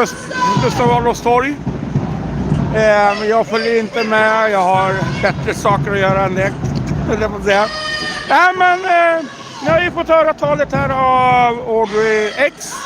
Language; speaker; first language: Swedish; native; Swedish